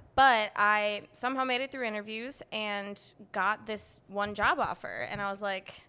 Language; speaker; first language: English; native; English